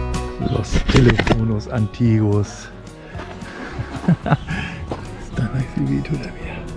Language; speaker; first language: Spanish; non-native, fluent; German